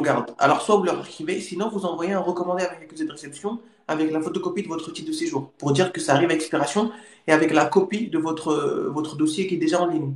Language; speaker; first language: French; native; French